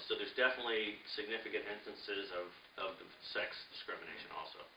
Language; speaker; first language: English; native; English